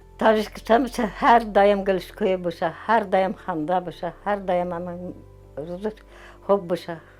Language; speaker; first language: Tajik; non-native, fluent; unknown